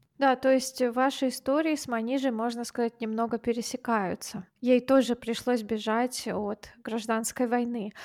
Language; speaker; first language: Russian; native; Russian